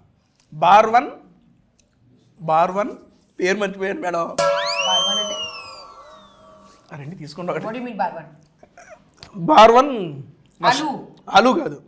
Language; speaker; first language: Telugu; native; Telugu